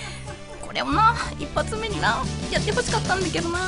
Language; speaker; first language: Japanese; native; Japanese